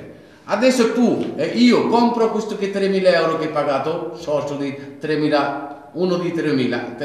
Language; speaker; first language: Italian; non-native, learner; Bangla